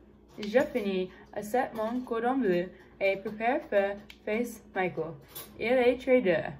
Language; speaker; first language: French; non-native, learner; English